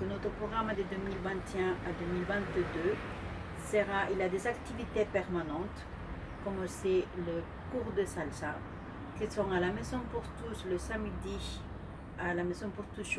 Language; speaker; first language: French; non-native, fluent; Spanish